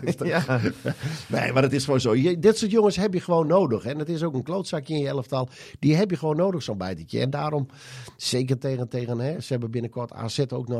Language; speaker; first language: Dutch; native; Dutch